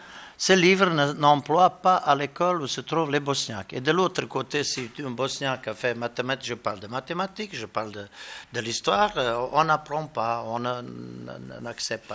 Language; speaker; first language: French; non-native, learner; Bosnian